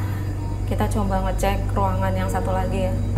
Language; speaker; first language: Indonesian; native; Indonesian